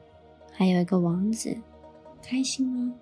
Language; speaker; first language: Chinese; native; Chinese